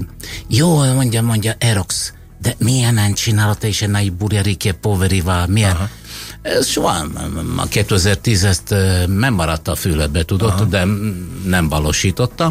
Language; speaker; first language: Hungarian; non-native, fluent; Italian